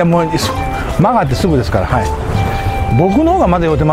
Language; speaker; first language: Japanese; native; Japanese